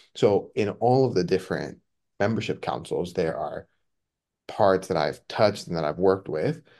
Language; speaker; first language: English; non-native, fluent; Spanish